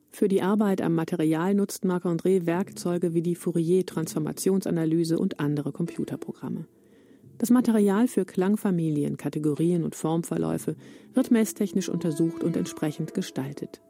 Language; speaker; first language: German; native; German